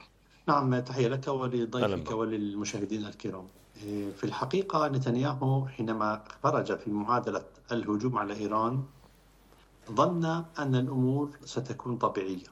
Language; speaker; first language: Arabic; native; Arabic